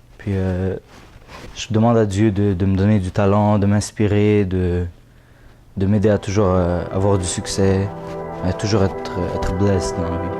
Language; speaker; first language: French; early bilingual, other home language; Arabic